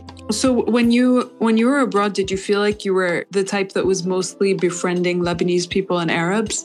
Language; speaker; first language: English; non-native, fluent; Arabic